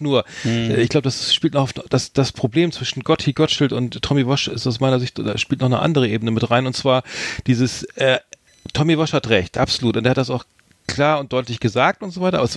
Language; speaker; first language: German; native; German